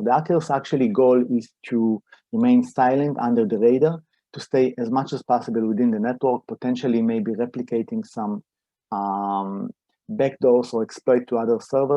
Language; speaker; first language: English; non-native, fluent; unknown